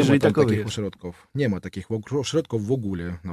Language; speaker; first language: Polish; non-native, learner; Russian